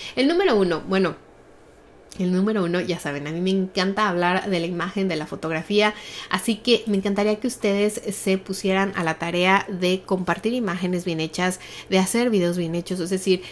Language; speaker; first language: Spanish; native; Spanish